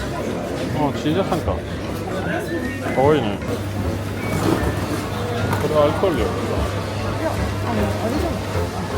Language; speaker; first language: Japanese; non-native, fluent; French